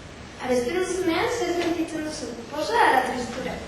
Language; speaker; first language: Basque; non-native, local second language; Spanish